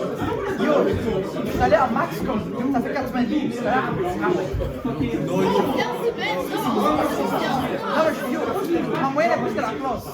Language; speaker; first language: French; non-native, local second language; English